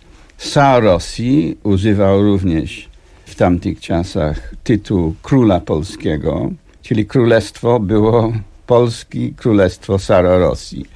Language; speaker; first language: Polish; non-native, fluent; English